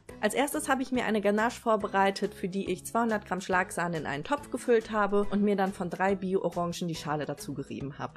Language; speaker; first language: German; native; German